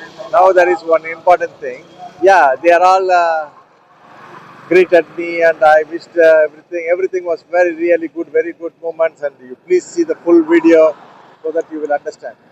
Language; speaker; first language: English; non-native, local second language; Tamil